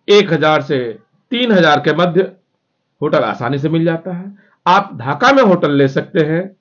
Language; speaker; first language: Hindi; native; Hindi